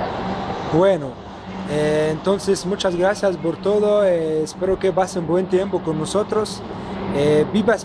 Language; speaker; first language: Spanish; non-native, fluent; Arabic